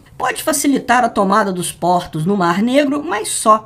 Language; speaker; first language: Portuguese; native; Portuguese